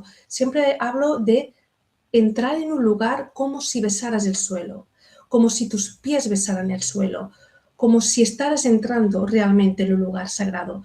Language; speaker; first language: Spanish; native; Spanish